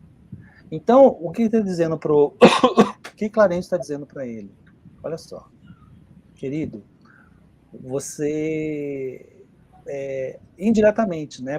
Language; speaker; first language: Portuguese; native; Portuguese